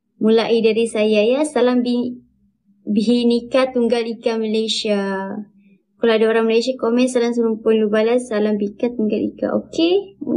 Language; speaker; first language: Malay; native; Malay